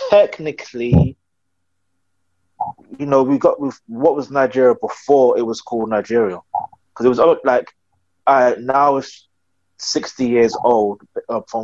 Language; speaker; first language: English; native; English